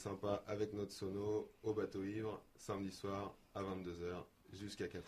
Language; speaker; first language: French; native; French